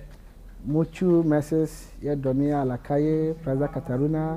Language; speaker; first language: Spanish; non-native, learner; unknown